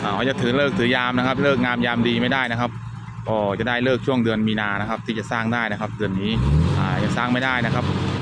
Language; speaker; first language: Thai; non-native, local second language; Northeastern Thai